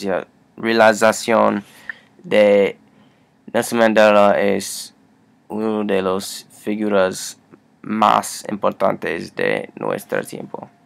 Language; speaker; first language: Spanish; non-native, learner; English